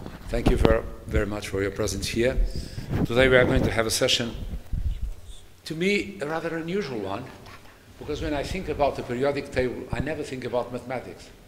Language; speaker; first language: English; non-native, fluent; Portuguese